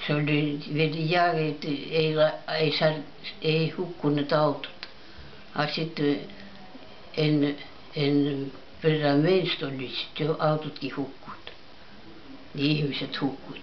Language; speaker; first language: Finnish; early bilingual, heritage; Finnish